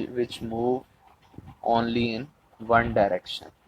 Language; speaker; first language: English; non-native, local second language; Urdu